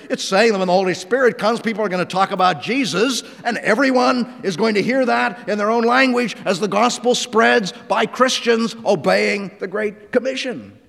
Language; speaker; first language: English; native; English